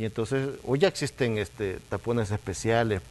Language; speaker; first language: Spanish; native; Spanish